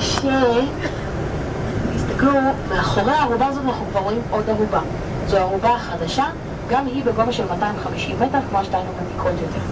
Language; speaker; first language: Hebrew; native; Hebrew